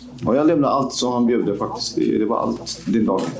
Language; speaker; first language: Swedish; non-native, fluent; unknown